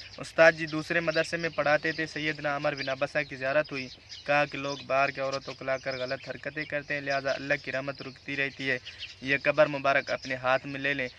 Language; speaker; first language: Urdu; non-native, local second language; Sindhi